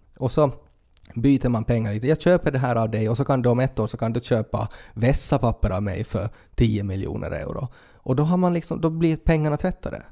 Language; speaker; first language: Swedish; native; Swedish